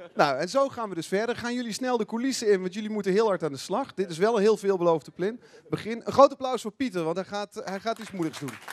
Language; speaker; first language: Dutch; native; Dutch